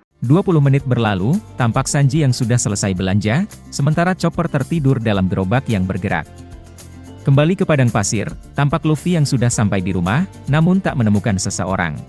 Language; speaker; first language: Indonesian; native; Indonesian